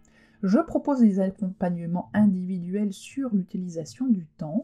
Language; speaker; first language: French; native; French